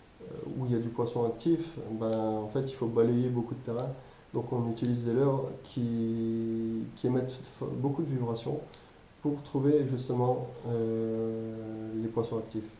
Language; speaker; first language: French; native; French